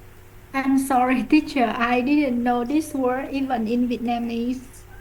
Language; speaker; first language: English; non-native, learner; Vietnamese